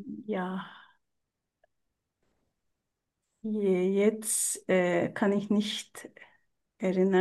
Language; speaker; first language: German; non-native, learner; Turkish